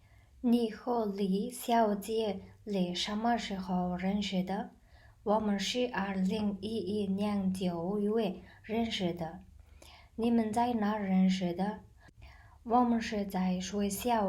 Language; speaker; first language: Chinese; non-native, fluent; Mongolian